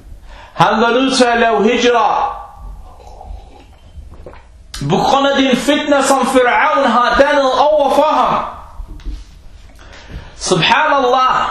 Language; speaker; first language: Danish; early bilingual, other home language; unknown